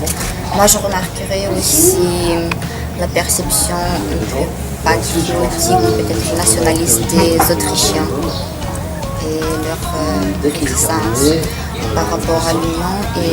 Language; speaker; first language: French; non-native, fluent; Romanian